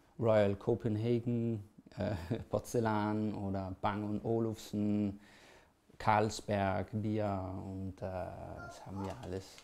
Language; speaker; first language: German; non-native, fluent; Danish